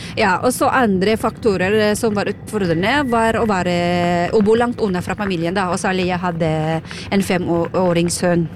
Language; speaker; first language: Norwegian; non-native, fluent; Filipino